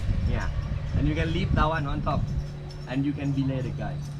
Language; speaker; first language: English; non-native, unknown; Thai